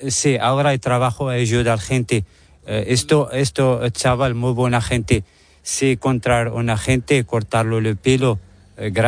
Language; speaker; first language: Spanish; non-native, learner; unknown